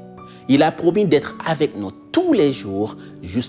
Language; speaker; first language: French; native; French